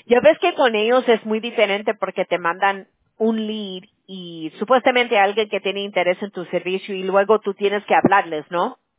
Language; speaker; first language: Spanish; early bilingual, heritage; Spanish